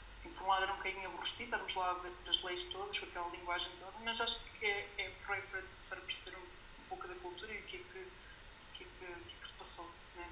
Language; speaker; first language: Portuguese; native; Portuguese